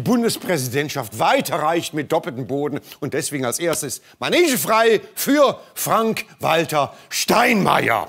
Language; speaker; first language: German; native; German